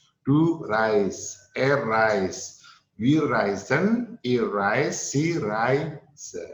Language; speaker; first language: German; non-native, learner; Indonesian